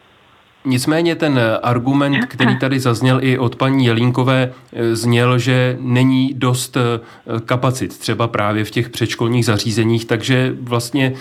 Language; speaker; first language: Czech; native; Czech